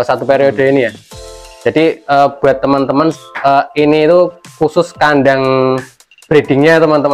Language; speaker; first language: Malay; non-native, local second language; Javanese